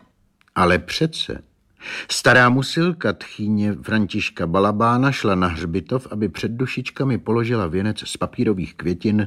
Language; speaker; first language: Czech; native; Czech